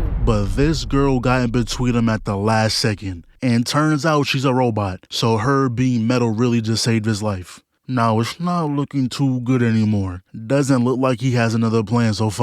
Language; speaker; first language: English; native; English